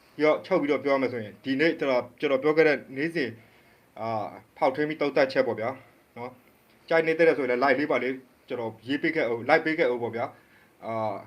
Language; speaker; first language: Burmese; native; Burmese